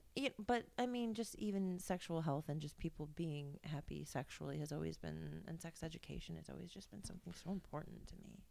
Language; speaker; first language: English; native; English